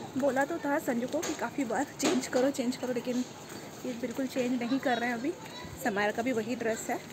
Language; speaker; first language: Hindi; non-native, local second language; Bangla